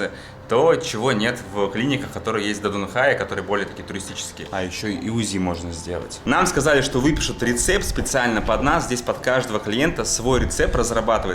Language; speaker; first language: Russian; native; Russian